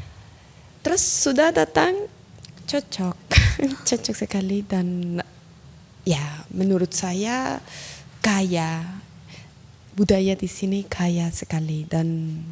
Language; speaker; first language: Indonesian; non-native, learner; Spanish